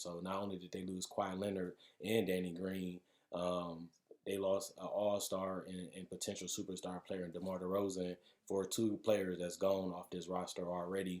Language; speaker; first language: English; native; English